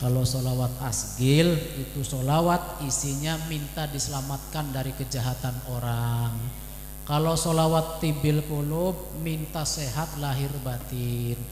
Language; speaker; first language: Malay; non-native, local second language; Javanese